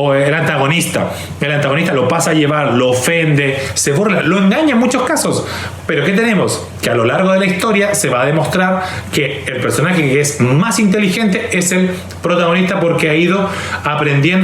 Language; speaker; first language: Spanish; native; Spanish